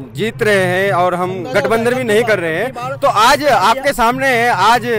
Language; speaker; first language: Hindi; native; Hindi